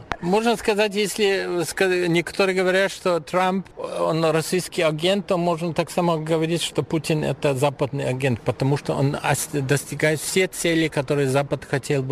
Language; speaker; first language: Russian; non-native, fluent; German